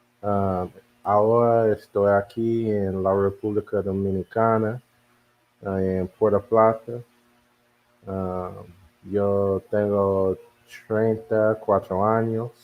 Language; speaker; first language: Spanish; non-native, learner; English